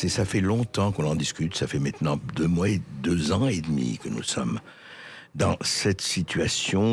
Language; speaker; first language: French; native; French